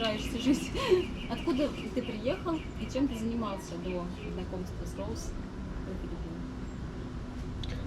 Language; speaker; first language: Russian; native; Russian